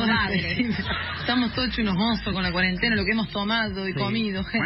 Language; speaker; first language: Spanish; native; Spanish